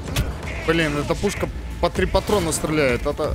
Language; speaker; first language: Russian; native; Russian